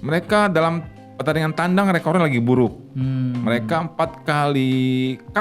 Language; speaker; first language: Indonesian; native; Indonesian